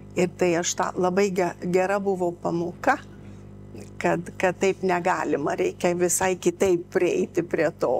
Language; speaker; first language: Lithuanian; early bilingual, heritage; Lithuanian